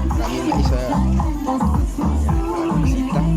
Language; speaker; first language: Filipino; non-native, local second language; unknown